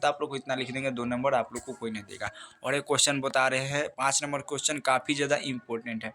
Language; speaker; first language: Hindi; native; Hindi